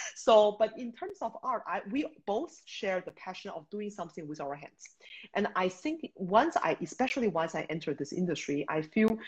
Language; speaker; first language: English; non-native, fluent; Chinese